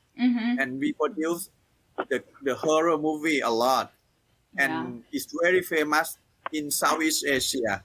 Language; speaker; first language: English; non-native, learner; Thai